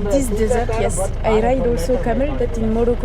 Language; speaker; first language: English; non-native, learner; French